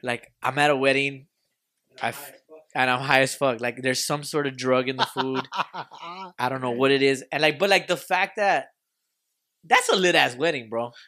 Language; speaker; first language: English; early bilingual, other home language; Spanish